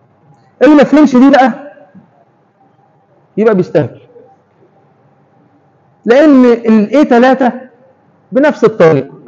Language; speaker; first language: Arabic; native; Arabic